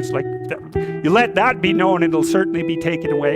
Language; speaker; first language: English; native; English